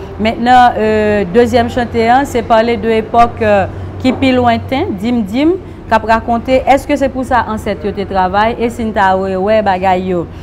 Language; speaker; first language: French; non-native, local second language; Haitian Creole